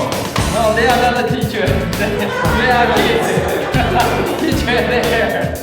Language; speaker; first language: English; non-native, learner; Chinese